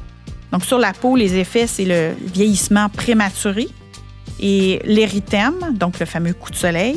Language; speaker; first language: French; native; French